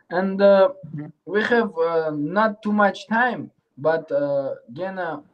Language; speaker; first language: English; non-native, learner; Uzbek